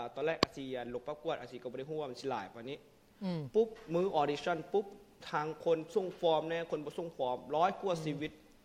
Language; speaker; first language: Lao; non-native, local second language; Hmong